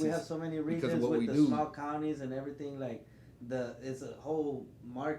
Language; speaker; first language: English; native; English